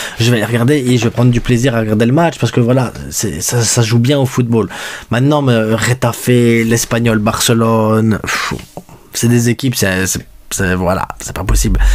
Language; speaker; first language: French; early bilingual, other home language; Spanish